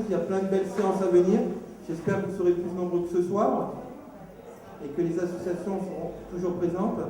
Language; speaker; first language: French; native; French